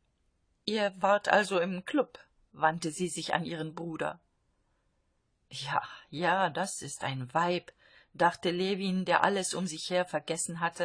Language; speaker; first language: German; native; German